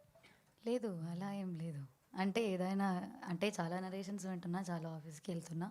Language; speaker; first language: Telugu; non-native, fluent; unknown